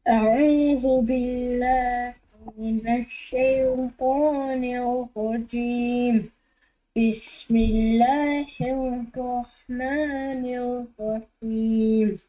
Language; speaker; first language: Arabic; non-native, learner; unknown